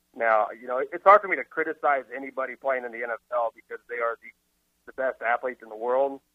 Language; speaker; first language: English; native; English